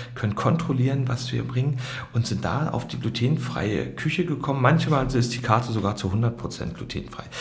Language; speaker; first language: German; native; German